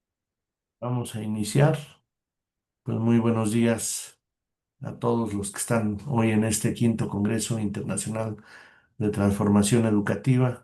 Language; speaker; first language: Spanish; native; Spanish